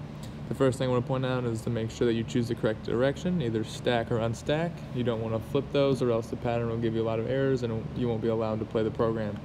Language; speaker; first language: English; native; English